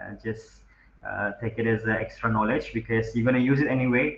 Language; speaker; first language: English; non-native, local second language; Malay